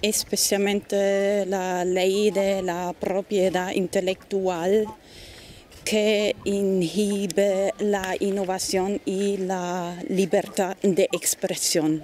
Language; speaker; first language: Spanish; non-native, fluent; German